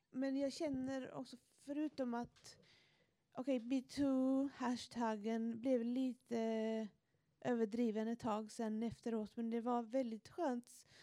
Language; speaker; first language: Swedish; non-native, fluent; Spanish